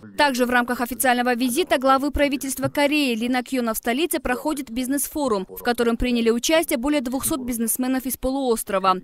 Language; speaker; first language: Russian; non-native, local second language; Kyrgyz